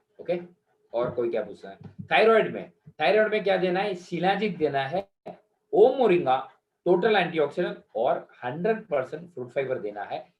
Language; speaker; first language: Hindi; non-native, local second language; Kannada